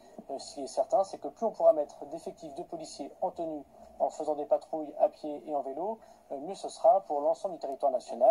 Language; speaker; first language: French; native; French